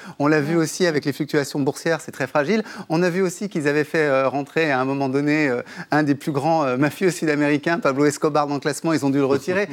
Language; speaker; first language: French; native; French